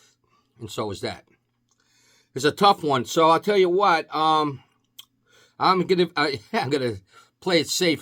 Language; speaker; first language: English; native; English